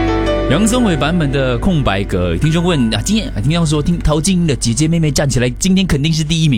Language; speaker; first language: Chinese; native; Chinese